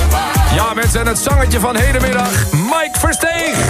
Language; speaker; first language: Dutch; native; Dutch